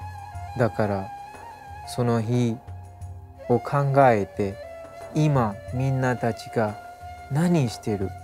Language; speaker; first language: Japanese; non-native, learner; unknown